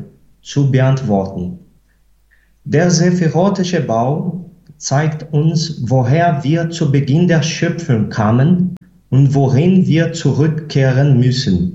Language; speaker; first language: German; non-native, fluent; Portuguese